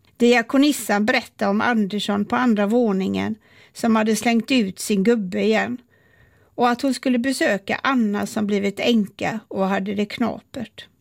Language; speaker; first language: Swedish; native; Swedish